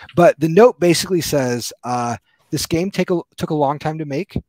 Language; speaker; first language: English; native; English